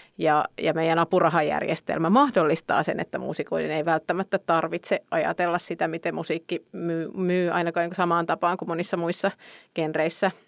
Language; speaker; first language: Finnish; native; Finnish